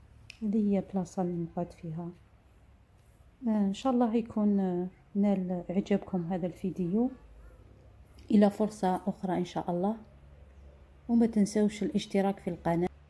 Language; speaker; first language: Arabic; native; Arabic